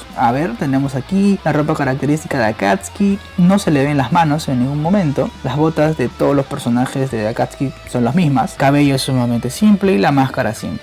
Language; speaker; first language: Spanish; native; Spanish